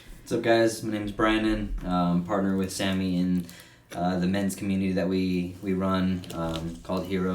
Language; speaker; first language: English; native; English